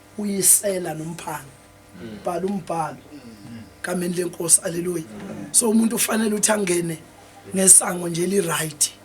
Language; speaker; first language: Zulu; non-native, local second language; Xhosa